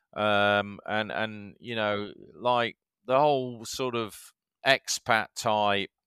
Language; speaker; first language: English; native; English